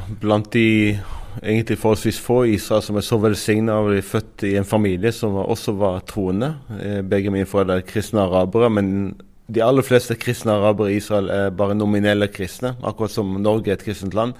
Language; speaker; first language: Norwegian; non-native, fluent; Arabic